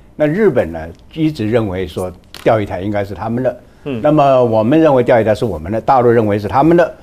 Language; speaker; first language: Chinese; native; Chinese